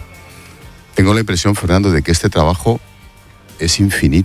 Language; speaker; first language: Spanish; native; Spanish